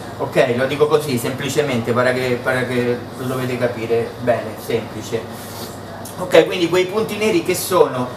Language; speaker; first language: Italian; early bilingual, heritage; Italian